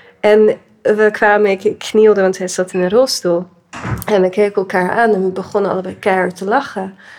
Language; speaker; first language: Dutch; early bilingual, other home language; English